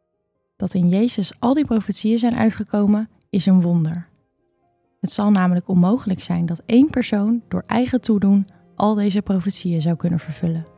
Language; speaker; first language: Dutch; native; Dutch